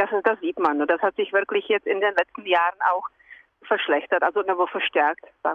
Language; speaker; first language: German; non-native, fluent; Czech